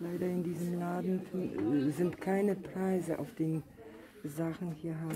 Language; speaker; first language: German; non-native, fluent; Russian